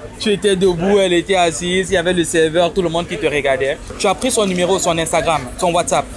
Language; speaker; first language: French; native; French